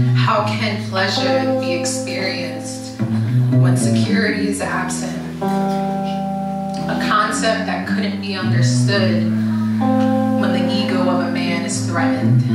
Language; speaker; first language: English; native; English